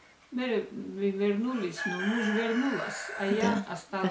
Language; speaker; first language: Russian; non-native, local second language; Georgian